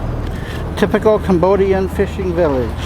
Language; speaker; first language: English; native; English